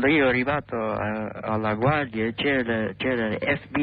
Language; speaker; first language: Italian; non-native, learner; English